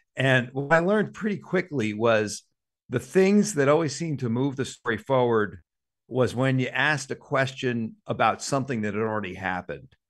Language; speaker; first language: English; native; English